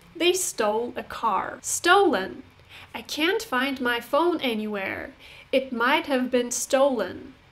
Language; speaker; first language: English; non-native, fluent; Russian